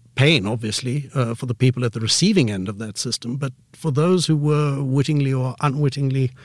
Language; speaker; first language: English; native; English